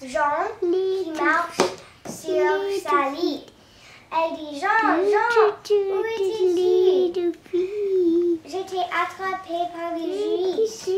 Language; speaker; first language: French; non-native, learner; English